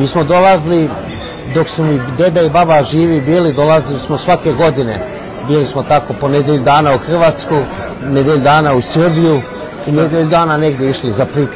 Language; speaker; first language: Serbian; early bilingual, heritage; Serbian